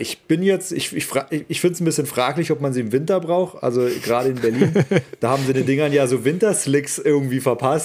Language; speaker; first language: German; native; German